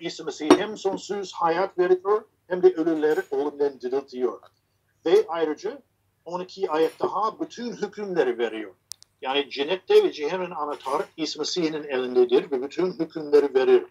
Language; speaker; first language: Turkish; non-native, fluent; English